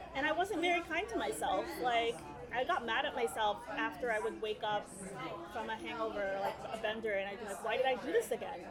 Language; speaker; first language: English; early bilingual, other home language; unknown